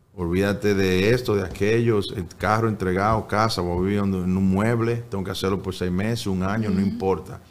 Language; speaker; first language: Spanish; early bilingual, heritage; Spanish